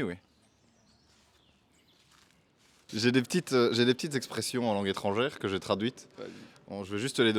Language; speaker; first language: French; native; French